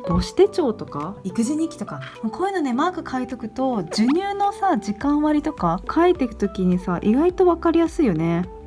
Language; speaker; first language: Japanese; native; Japanese